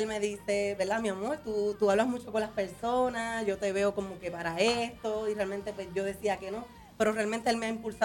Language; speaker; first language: Spanish; native; Spanish